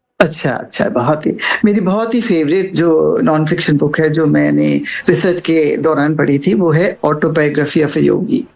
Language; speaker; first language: Hindi; native; Hindi